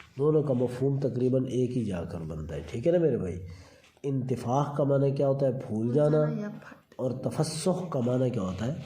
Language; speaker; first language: Urdu; non-native, local second language; Saraiki